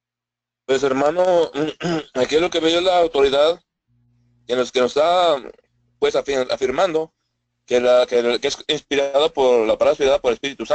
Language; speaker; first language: Spanish; native; Spanish